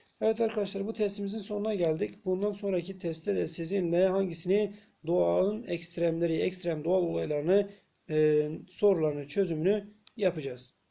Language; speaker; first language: Turkish; native; Turkish